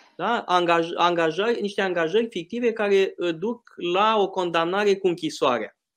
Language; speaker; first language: Romanian; native; Romanian